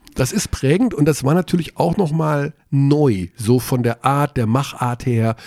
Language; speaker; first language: German; native; German